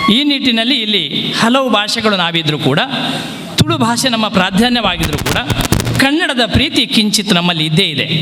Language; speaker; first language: Kannada; non-native, local second language; Tulu